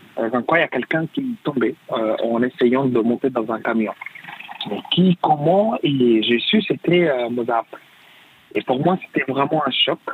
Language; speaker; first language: French; non-native, fluent; Arabic